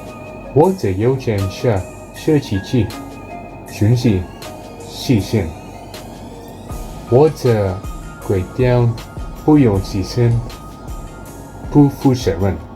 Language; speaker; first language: Chinese; non-native, learner; Indonesian